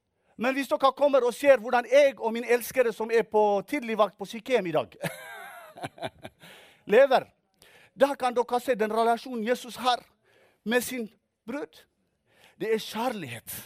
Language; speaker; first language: Norwegian; non-native, fluent; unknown